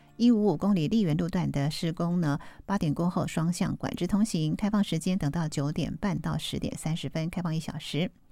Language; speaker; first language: Chinese; native; Chinese